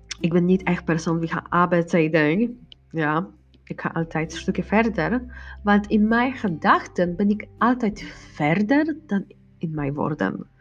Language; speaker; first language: Dutch; non-native, learner; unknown